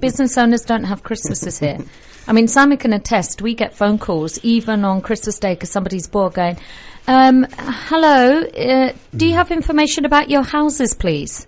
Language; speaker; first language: English; native; English